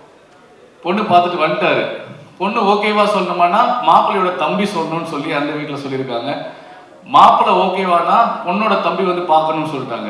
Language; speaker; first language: Tamil; native; Tamil